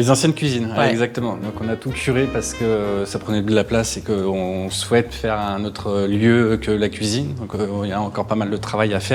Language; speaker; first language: French; native; French